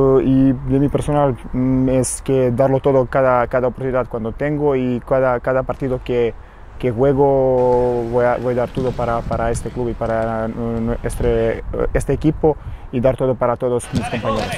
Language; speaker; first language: Spanish; non-native, learner; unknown